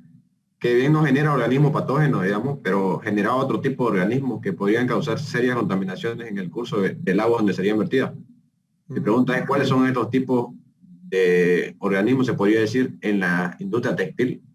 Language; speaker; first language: Spanish; native; Spanish